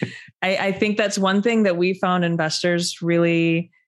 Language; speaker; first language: English; native; English